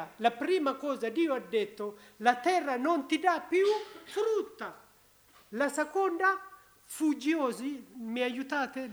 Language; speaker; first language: Italian; non-native, learner; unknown